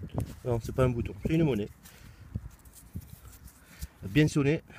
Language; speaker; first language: French; native; French